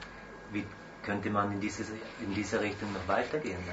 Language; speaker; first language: German; native; German